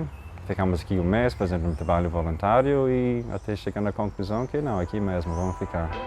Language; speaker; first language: Portuguese; non-native, fluent; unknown